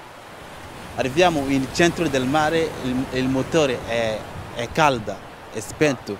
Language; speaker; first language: Italian; non-native, learner; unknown